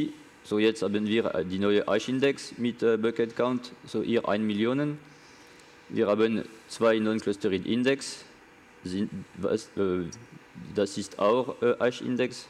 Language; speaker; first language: German; non-native, learner; French